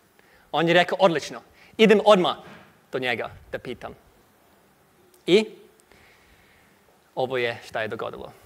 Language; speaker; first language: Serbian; non-native, learner; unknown